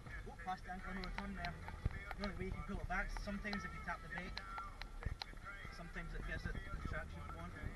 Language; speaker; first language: English; native; English